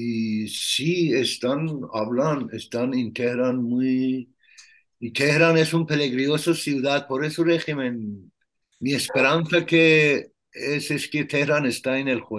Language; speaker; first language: Spanish; non-native, learner; Persian